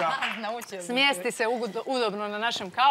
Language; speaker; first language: Croatian; native; Croatian